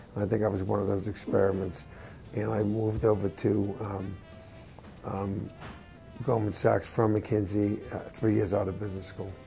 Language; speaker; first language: English; native; English